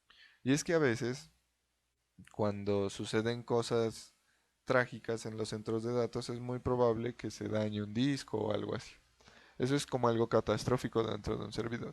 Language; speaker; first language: Spanish; native; Spanish